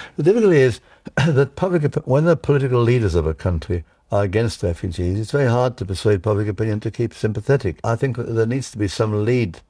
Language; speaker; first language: English; early bilingual, other home language; Czech